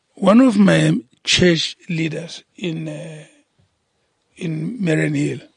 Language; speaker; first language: English; non-native, local second language; Southern Sotho